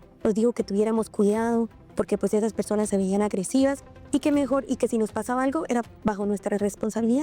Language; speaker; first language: Spanish; native; Spanish